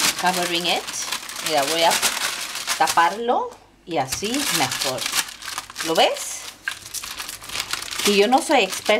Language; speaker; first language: Spanish; non-native, fluent; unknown